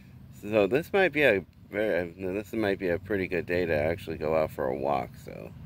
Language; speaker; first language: English; native; English